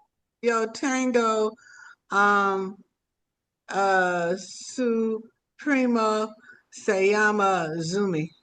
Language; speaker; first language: Spanish; non-native, learner; English